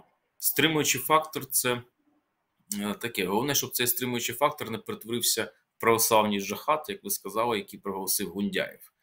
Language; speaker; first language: Ukrainian; native; Ukrainian